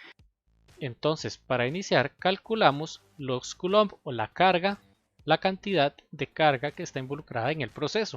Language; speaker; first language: Spanish; native; Spanish